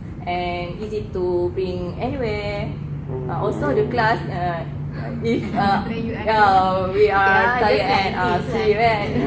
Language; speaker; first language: English; non-native, learner; Malay